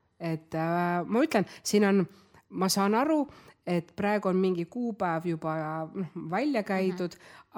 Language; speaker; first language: Estonian; non-native, local second language; Russian